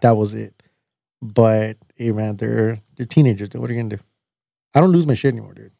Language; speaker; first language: English; early bilingual, other home language; Spanish